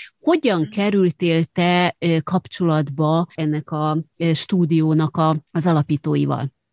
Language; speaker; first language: Hungarian; native; Hungarian